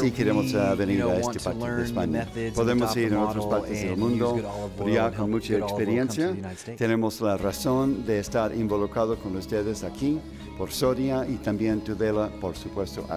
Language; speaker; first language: Spanish; non-native, fluent; English